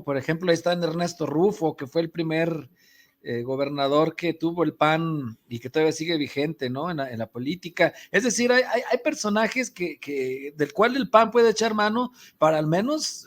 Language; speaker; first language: Spanish; native; Spanish